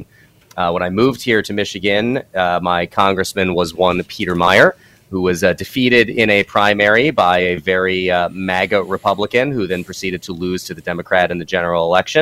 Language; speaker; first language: English; native; English